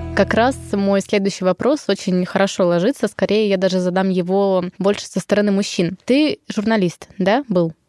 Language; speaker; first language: Russian; native; Russian